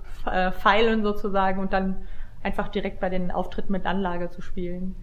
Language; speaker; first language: German; native; German